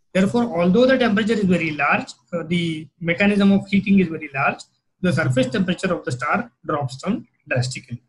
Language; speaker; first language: English; non-native, local second language; Marathi